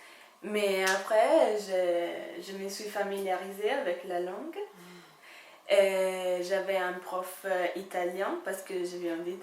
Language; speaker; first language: French; non-native, fluent; Italian